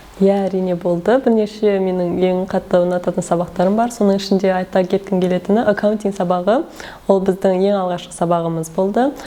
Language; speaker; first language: Kazakh; early bilingual, heritage; Kazakh